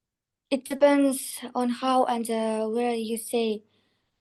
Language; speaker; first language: English; non-native, learner; Kazakh